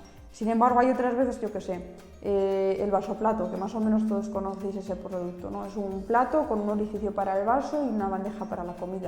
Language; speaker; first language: Spanish; native; Spanish